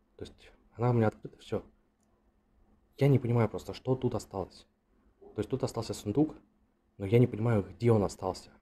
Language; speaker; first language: Russian; native; Russian